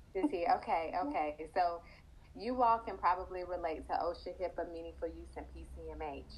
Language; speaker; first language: English; native; English